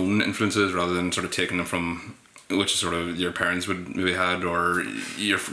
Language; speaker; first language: English; native; English